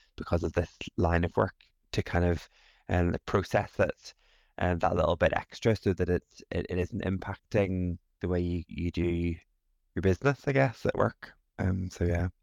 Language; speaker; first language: English; native; English